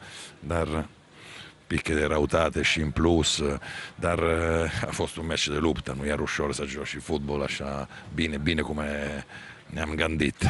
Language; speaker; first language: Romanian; non-native, fluent; Italian